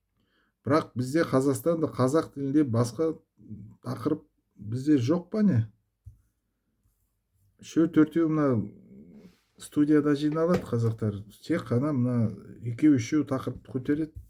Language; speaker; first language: Kazakh; non-native, local second language; Russian